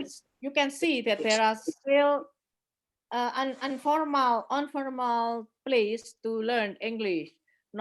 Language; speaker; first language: English; non-native, fluent; Indonesian